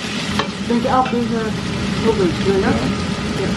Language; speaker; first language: German; non-native, learner; Filipino